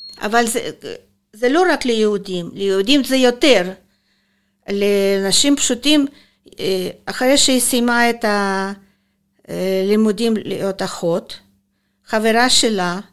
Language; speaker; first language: Hebrew; non-native, fluent; Russian